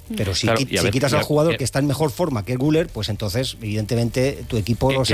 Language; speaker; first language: Spanish; native; Spanish